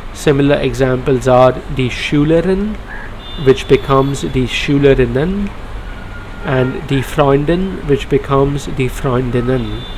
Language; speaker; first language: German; non-native, learner; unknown